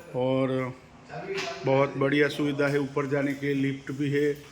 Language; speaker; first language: Hindi; non-native, local second language; Gujarati